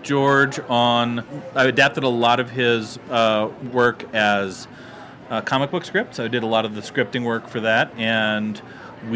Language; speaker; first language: English; native; English